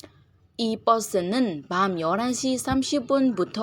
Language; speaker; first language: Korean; non-native, learner; Burmese